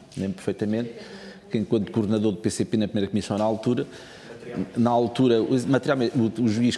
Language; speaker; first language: Portuguese; native; Portuguese